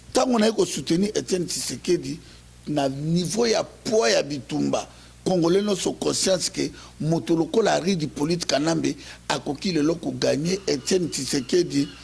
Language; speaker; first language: Lingala; native; Lingala